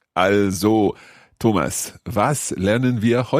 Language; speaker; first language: German; non-native, learner; English